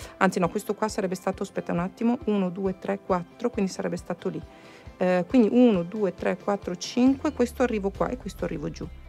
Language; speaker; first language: Italian; native; Italian